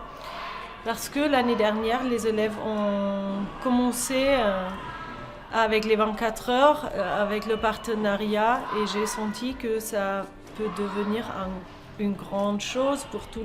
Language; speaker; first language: French; non-native, fluent; German